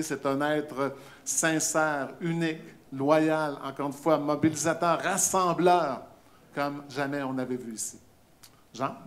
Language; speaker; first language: French; native; French